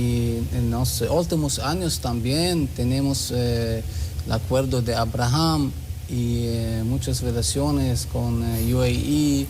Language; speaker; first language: Spanish; non-native, learner; Hebrew